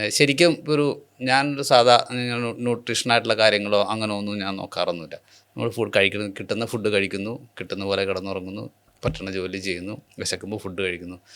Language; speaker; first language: Malayalam; native; Malayalam